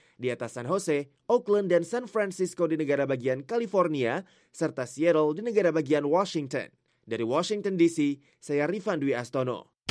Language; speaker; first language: Indonesian; native; Indonesian